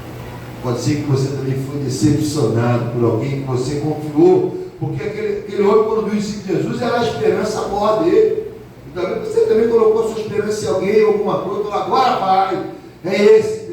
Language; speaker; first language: Portuguese; native; Portuguese